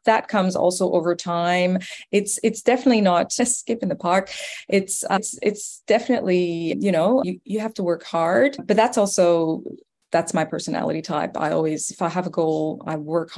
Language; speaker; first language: English; non-native, fluent; French